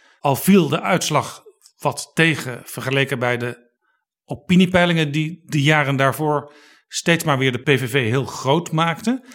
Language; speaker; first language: Dutch; native; Dutch